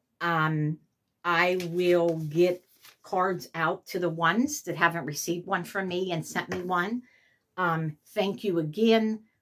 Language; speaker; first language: English; native; English